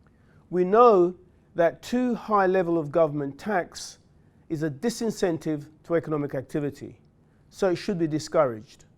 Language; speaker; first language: English; native; English